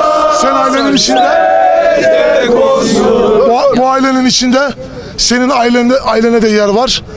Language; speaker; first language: Turkish; native; Turkish